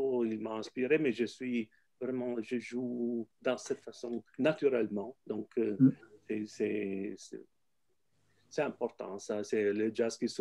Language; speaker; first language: French; non-native, fluent; Italian